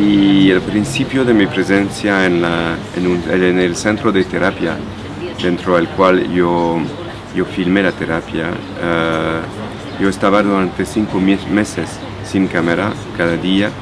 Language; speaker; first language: Spanish; non-native, fluent; French